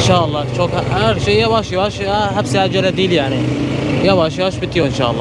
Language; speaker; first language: Turkish; non-native, learner; Arabic